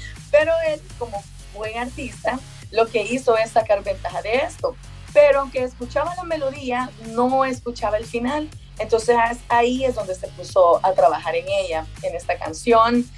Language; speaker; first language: Spanish; native; Spanish